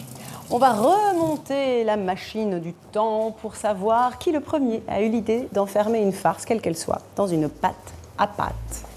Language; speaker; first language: French; native; French